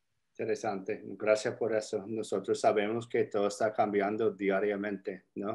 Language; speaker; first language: Spanish; non-native, fluent; English